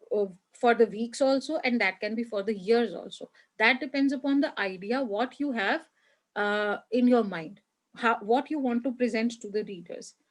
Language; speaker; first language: English; non-native, local second language; Hindi